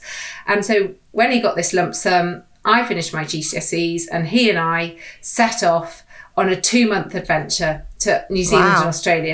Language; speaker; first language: English; native; English